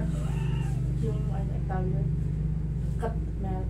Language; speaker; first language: Filipino; native; Filipino